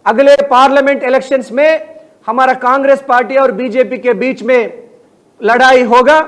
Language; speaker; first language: Hindi; non-native, local second language; Telugu